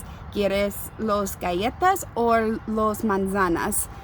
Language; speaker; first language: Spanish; non-native, learner; English